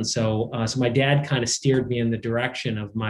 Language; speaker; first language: English; native; English